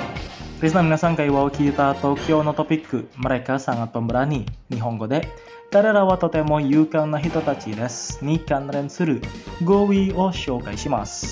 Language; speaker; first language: Japanese; non-native, fluent; Indonesian